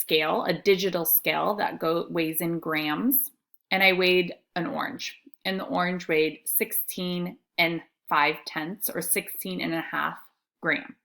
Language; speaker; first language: English; native; English